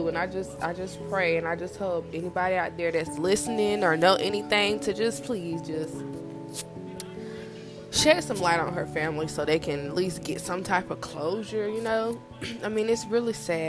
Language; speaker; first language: English; native; English